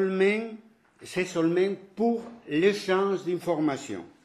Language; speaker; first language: French; non-native, fluent; Spanish